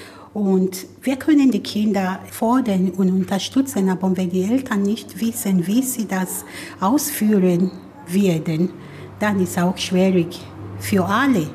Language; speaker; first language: German; non-native, fluent; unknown